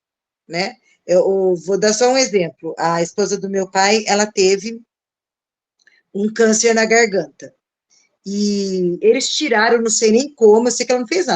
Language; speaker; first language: Portuguese; native; Portuguese